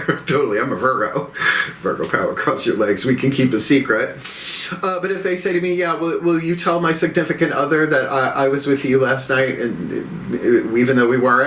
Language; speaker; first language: English; native; English